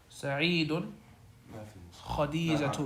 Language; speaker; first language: Arabic; non-native, learner; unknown